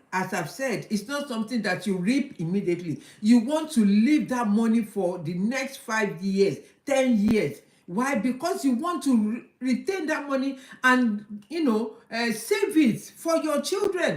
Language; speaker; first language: English; non-native, local second language; Yoruba